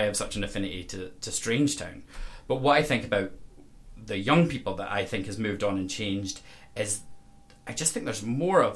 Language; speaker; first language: English; native; English